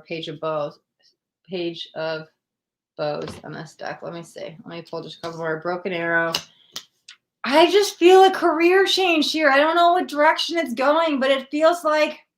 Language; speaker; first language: English; native; English